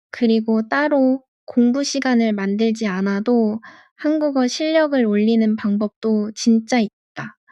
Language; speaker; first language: Korean; non-native, fluent; Arabic